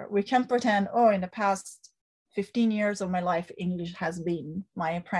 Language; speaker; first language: English; non-native, fluent; Italian